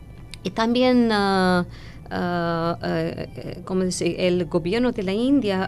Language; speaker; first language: Spanish; non-native, fluent; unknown